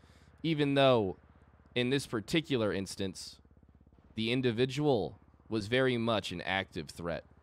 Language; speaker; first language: English; native; English